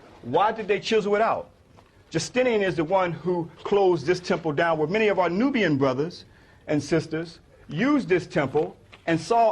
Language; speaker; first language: English; native; English